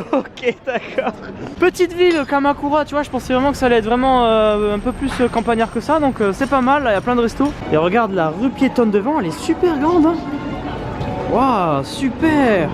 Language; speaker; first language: French; native; French